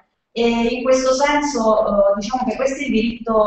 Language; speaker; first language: Italian; native; Italian